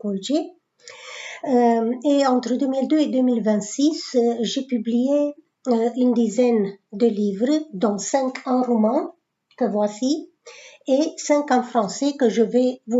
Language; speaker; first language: French; non-native, fluent; Romanian